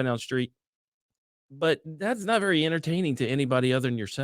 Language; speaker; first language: English; native; English